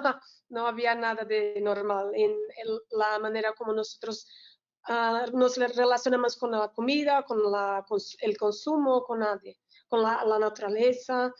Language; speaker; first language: Spanish; non-native, learner; Portuguese